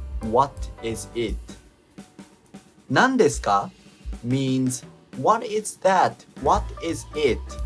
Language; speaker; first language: English; non-native, fluent; Japanese